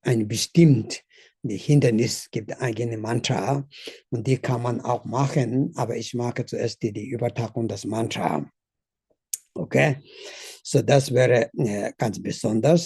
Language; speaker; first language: German; non-native, learner; Tibetan